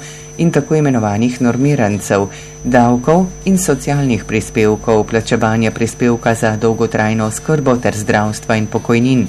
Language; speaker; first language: Slovenian; native; Slovenian